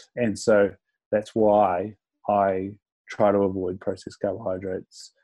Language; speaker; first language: English; native; English